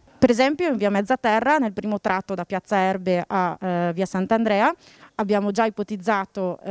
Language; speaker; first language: Italian; native; Italian